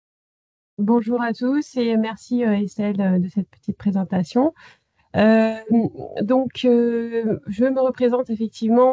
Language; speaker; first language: French; native; French